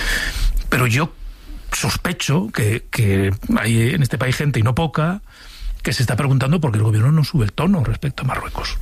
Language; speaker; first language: Spanish; native; Spanish